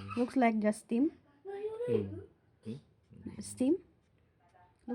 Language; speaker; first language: English; non-native, learner; Filipino